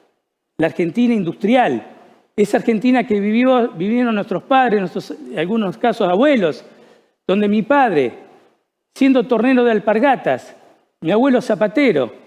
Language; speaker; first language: Spanish; native; Spanish